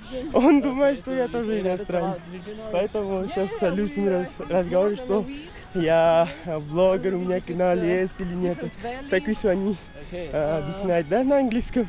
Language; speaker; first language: Russian; non-native, learner; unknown